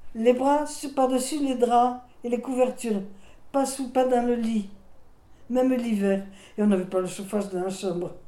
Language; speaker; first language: French; non-native, local second language; Swiss German